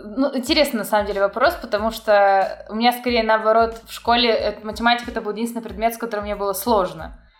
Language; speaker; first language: Russian; native; Russian